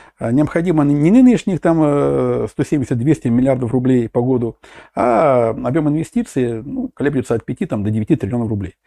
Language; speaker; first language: Russian; native; Russian